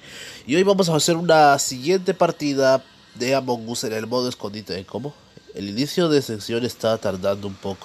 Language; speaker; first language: Spanish; native; Spanish